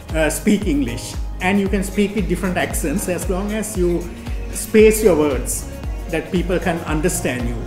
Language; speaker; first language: English; non-native, local second language; Sinhala